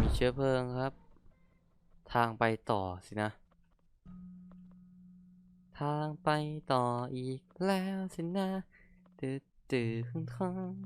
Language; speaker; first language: Thai; native; Thai